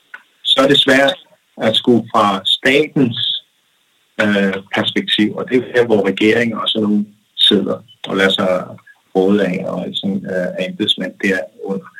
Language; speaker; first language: Danish; non-native, local second language; Kalaallisut